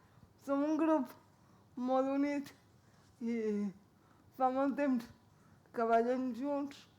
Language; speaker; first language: Catalan; non-native, local second language; Spanish